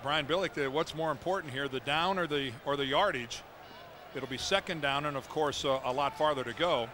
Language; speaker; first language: English; native; English